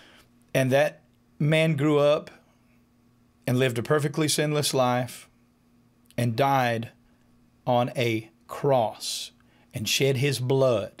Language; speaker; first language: English; native; English